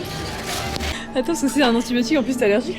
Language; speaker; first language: French; native; French